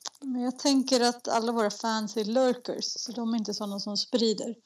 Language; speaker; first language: Swedish; native; Swedish